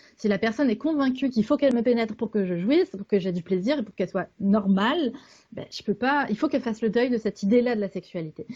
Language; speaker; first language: French; native; French